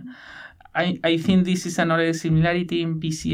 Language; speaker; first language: English; non-native, learner; Spanish